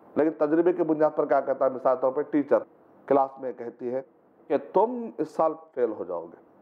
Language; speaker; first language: Urdu; native; Urdu